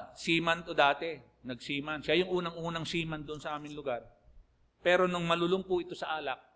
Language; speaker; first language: Filipino; non-native, local second language; Bikol